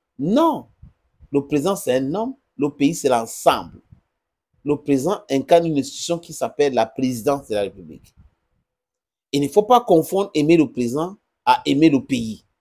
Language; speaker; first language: French; non-native, local second language; English